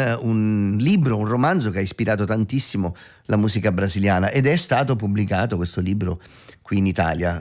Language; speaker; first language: Italian; native; Italian